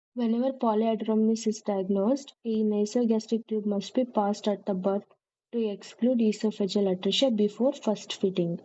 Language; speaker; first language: English; non-native, local second language; Kannada